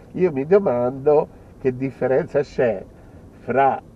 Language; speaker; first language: Italian; native; Italian